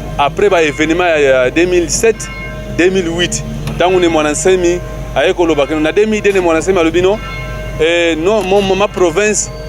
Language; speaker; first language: Lingala; non-native, local second language; Kongo